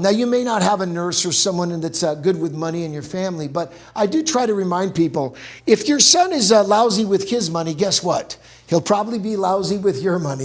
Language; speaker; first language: English; native; English